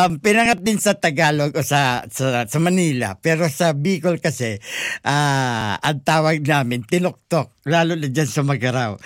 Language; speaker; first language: Filipino; non-native, local second language; Bikol